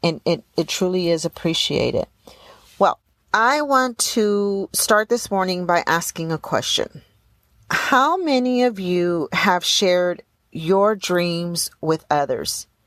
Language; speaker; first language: English; early bilingual, other home language; Spanish